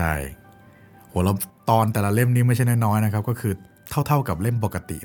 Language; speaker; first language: Thai; native; Thai